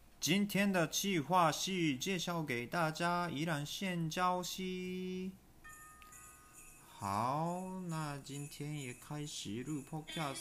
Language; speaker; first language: Chinese; non-native, learner; Japanese